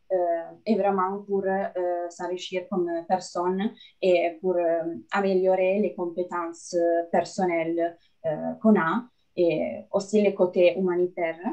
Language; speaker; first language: French; non-native, fluent; Italian